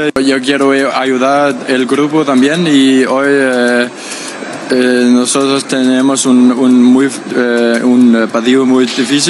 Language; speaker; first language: Spanish; non-native, learner; Danish